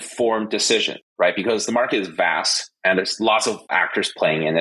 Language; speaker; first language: English; non-native, fluent; Chinese